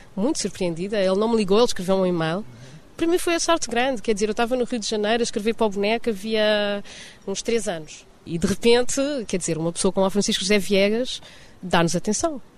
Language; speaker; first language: Portuguese; native; Portuguese